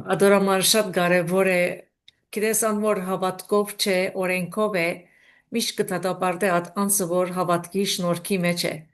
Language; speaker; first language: Armenian; native; Armenian